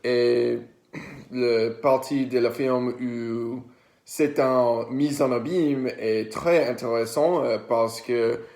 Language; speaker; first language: French; non-native, learner; English